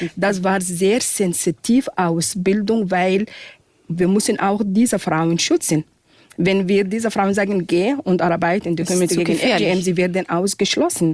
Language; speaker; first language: German; non-native, fluent; Arabic